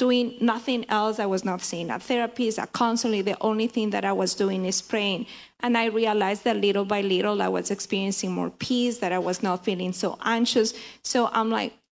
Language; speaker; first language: English; non-native, fluent; Spanish